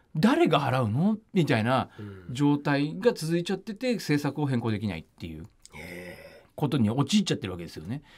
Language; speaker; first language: Japanese; native; Japanese